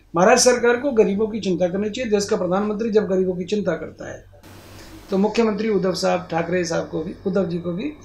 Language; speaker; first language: Hindi; native; Hindi